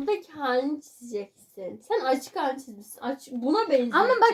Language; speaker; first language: Turkish; native; Turkish